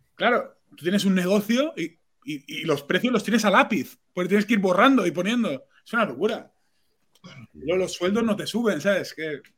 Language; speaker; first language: Spanish; non-native, local second language; Catalan